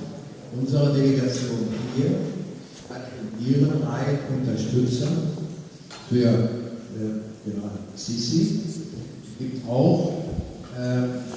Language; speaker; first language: German; non-native, fluent; Arabic